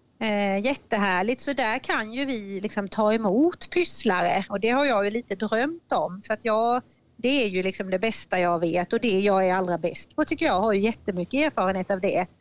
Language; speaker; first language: Swedish; native; Swedish